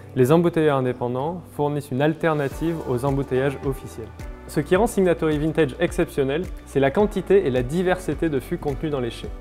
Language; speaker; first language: French; native; French